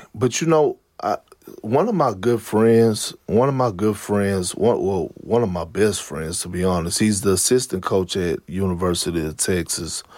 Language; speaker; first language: English; native; English